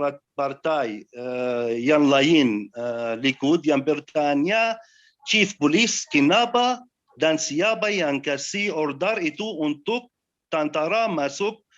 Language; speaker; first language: Indonesian; non-native, learner; Arabic